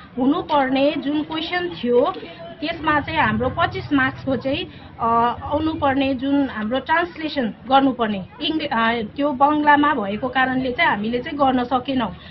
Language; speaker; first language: Nepali; native; Nepali